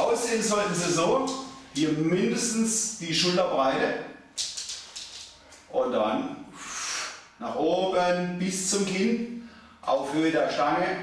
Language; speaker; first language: German; native; German